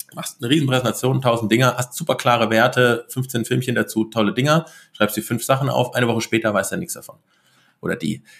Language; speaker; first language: German; native; German